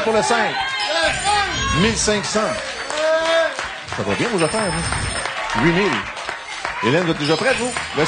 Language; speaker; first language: French; native; French